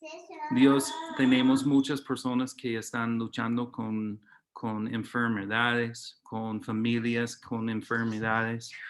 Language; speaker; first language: Spanish; non-native, fluent; English